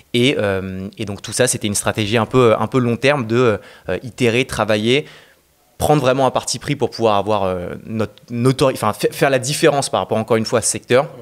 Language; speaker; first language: French; native; French